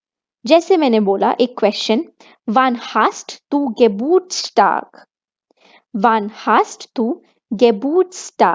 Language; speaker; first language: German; non-native, fluent; Hindi